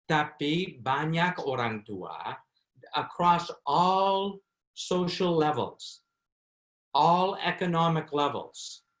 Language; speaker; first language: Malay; non-native, fluent; English